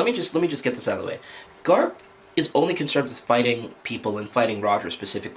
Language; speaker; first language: English; native; English